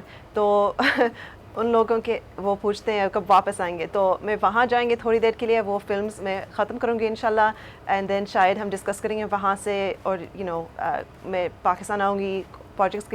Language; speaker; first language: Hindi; early bilingual, heritage; Hindi